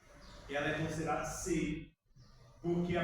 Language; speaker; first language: Portuguese; native; Portuguese